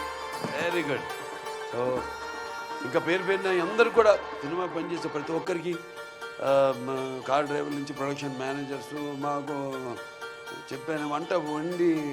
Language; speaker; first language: Telugu; native; Telugu